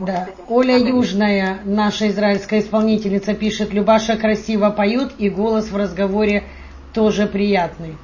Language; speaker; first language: Russian; native; Russian